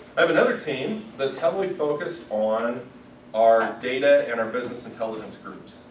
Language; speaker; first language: English; native; English